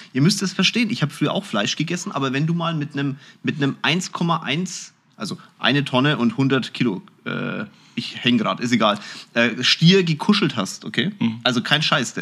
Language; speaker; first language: German; native; German